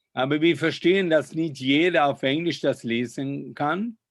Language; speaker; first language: German; non-native, fluent; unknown